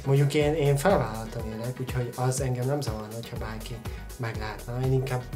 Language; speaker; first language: Hungarian; native; Hungarian